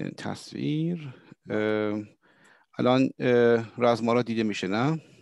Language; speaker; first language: Persian; early bilingual, heritage; Persian